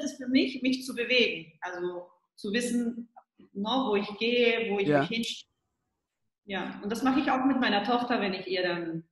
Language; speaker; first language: German; early bilingual, heritage; Spanish